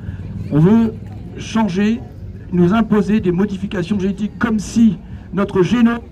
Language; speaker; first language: French; native; French